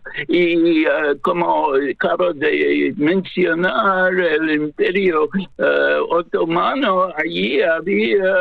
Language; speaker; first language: Spanish; non-native, fluent; English